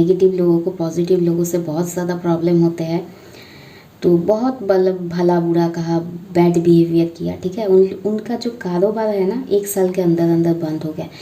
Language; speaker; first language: Hindi; non-native, local second language; Bangla